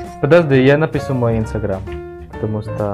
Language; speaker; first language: Russian; non-native, learner; Indonesian